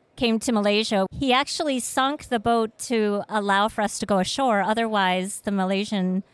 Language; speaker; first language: English; early bilingual, other home language; Vietnamese